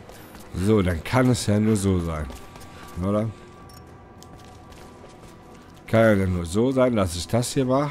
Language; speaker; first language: German; native; German